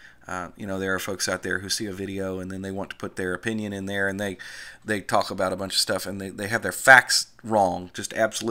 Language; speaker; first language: English; native; English